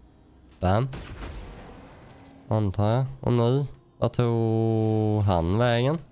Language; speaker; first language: Swedish; native; Swedish